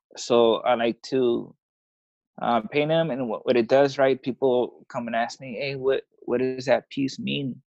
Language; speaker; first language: English; early bilingual, other home language; Spanish